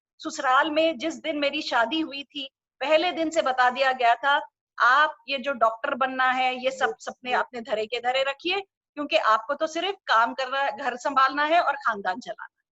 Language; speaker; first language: Hindi; non-native, local second language; Urdu